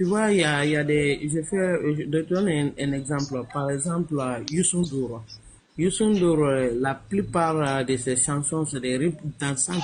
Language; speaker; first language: French; non-native, local second language; Bambara